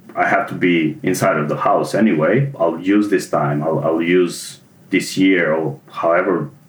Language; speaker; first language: English; non-native, fluent; Serbian